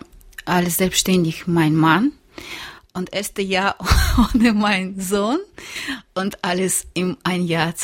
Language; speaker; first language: German; non-native, learner; Russian